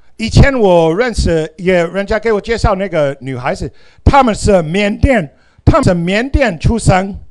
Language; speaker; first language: Chinese; non-native, fluent; English